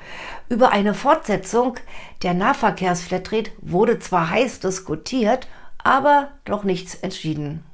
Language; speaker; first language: German; native; German